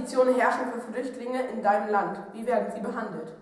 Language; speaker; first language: German; native; German